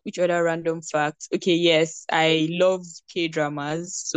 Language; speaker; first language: English; non-native, local second language; Yoruba